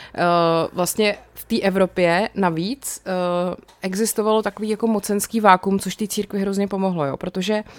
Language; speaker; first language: Czech; native; Czech